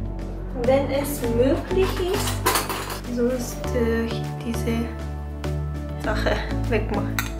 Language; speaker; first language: German; non-native, learner; Japanese